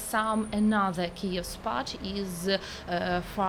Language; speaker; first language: English; non-native, learner; Ukrainian